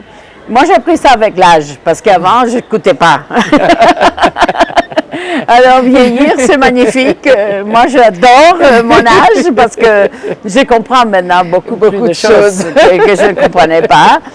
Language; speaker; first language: French; non-native, fluent; Spanish